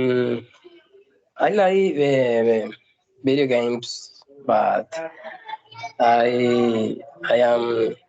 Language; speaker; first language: English; non-native, learner; Spanish